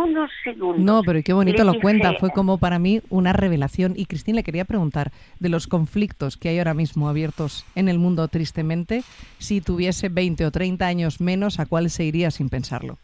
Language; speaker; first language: Spanish; native; Spanish